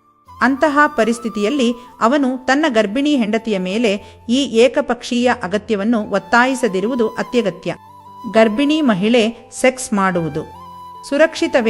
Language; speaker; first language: Kannada; native; Kannada